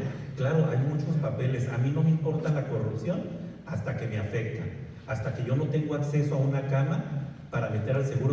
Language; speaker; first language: Spanish; native; Spanish